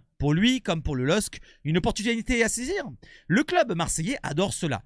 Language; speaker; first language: French; native; French